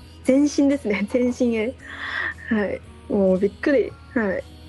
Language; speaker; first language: Japanese; non-native, fluent; Chinese